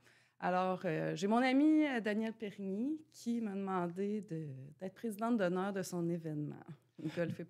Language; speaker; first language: French; native; French